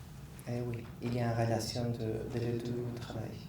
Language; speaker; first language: French; non-native, learner; Spanish